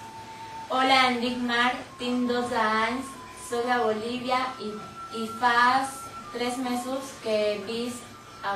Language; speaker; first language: Catalan; non-native, learner; Spanish